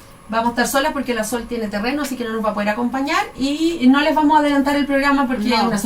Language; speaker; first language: Spanish; native; Spanish